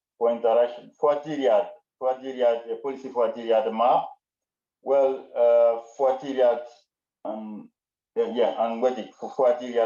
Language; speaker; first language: Welsh; non-native, learner; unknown